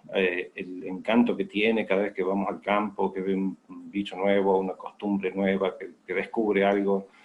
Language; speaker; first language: Spanish; native; Spanish